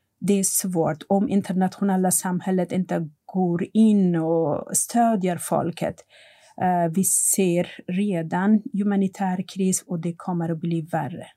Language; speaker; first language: Swedish; non-native, fluent; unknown